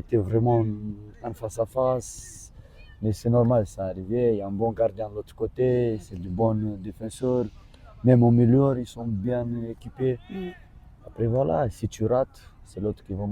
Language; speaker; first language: French; non-native, learner; Romanian